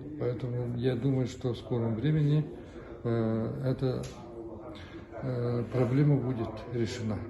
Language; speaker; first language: Russian; non-native, local second language; Yakut